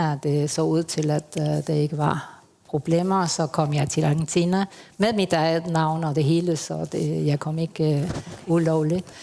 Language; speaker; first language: Danish; non-native, fluent; Spanish